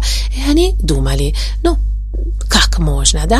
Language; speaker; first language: Russian; non-native, fluent; Italian